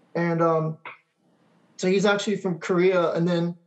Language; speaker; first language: English; native; English